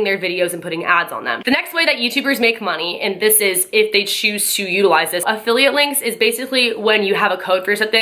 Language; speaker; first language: English; native; English